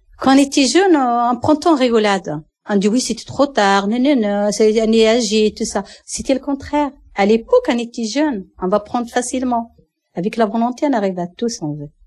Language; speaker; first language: French; non-native, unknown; Arabic